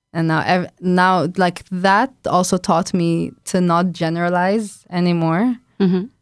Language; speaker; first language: English; non-native, fluent; Arabic